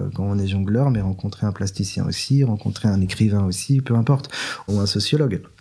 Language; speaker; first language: French; native; French